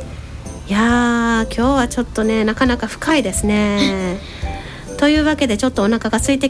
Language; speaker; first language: Japanese; native; Japanese